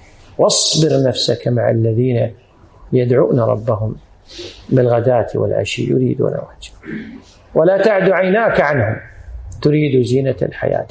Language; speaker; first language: Arabic; native; Arabic